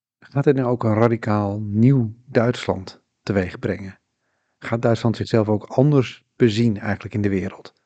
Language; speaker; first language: Dutch; native; Dutch